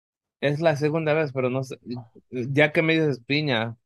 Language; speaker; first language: Spanish; early bilingual, heritage; Spanish